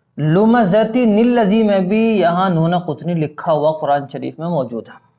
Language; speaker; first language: Urdu; native; Urdu